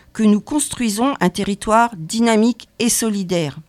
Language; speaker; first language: French; native; French